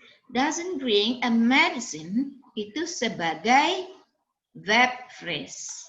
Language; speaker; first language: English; non-native, fluent; Indonesian